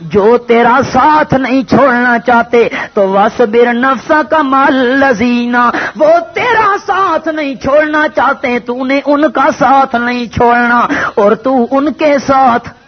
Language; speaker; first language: Urdu; non-native, local second language; Punjabi